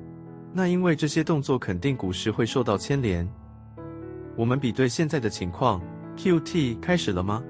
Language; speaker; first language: Chinese; native; Chinese